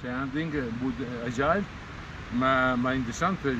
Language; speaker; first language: French; non-native, learner; Italian